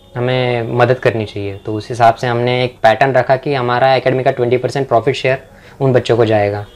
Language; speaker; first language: Hindi; non-native, local second language; Marathi